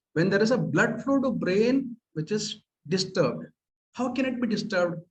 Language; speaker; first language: English; non-native, local second language; Kannada